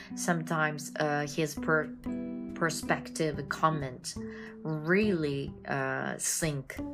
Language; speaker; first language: English; non-native, fluent; Japanese